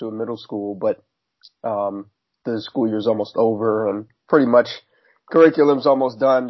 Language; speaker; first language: English; native; English